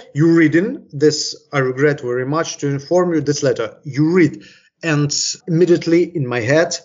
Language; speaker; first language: English; non-native, fluent; Ukrainian